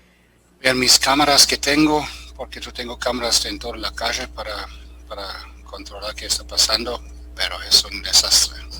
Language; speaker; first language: Spanish; non-native, fluent; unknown